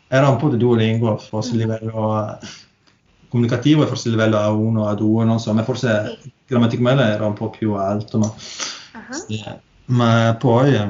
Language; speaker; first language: Italian; non-native, learner; Norwegian